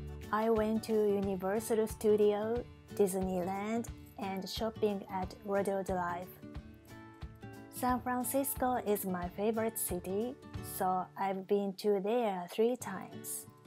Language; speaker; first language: English; non-native, learner; Japanese